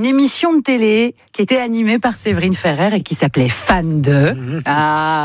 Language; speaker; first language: French; native; French